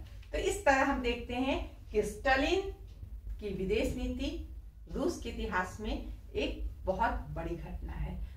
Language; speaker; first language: Hindi; native; Hindi